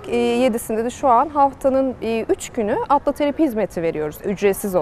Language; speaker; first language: Turkish; native; Turkish